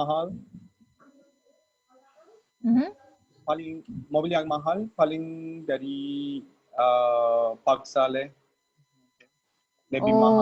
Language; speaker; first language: Indonesian; non-native, learner; Persian